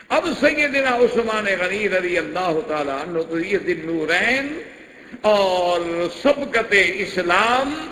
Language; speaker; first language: Urdu; non-native, local second language; Punjabi